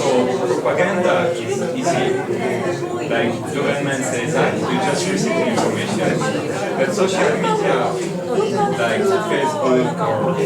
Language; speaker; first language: English; non-native, fluent; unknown